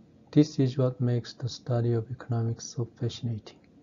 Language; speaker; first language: English; non-native, fluent; Korean